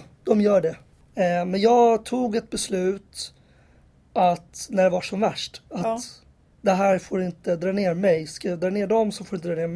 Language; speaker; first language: Swedish; native; Swedish